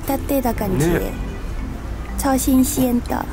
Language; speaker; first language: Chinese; non-native, fluent; Japanese